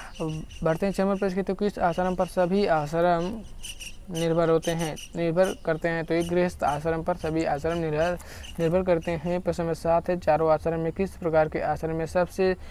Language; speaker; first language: Hindi; native; Hindi